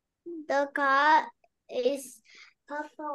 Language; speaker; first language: English; non-native, learner; Vietnamese